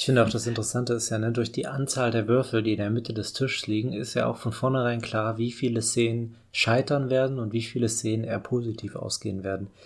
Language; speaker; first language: German; native; German